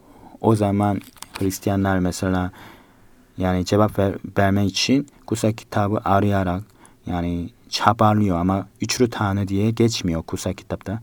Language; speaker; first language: Turkish; non-native, fluent; Korean